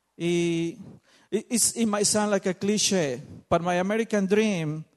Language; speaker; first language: English; non-native, fluent; Spanish